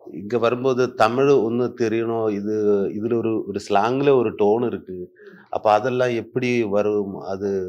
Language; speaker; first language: Tamil; non-native, learner; Malayalam